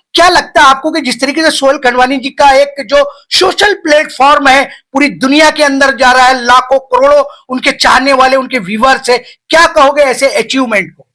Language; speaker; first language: Hindi; non-native, local second language; Marathi